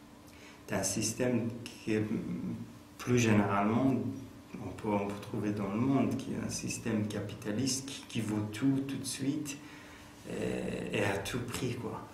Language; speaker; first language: French; non-native, fluent; Persian